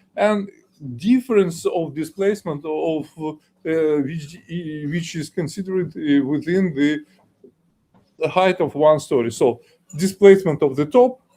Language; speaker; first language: English; non-native, fluent; Ukrainian